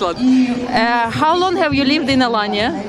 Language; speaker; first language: English; non-native, fluent; Russian